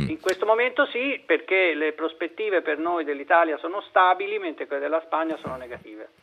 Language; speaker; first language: Italian; native; Italian